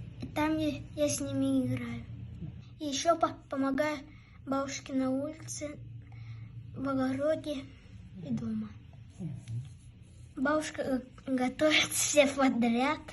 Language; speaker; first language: Russian; non-native, local second language; Yakut